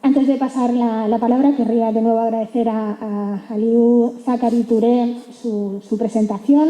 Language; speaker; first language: Spanish; native; Spanish